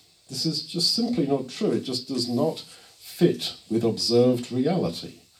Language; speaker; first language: English; native; English